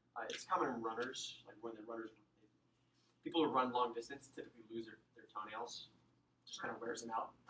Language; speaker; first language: English; native; English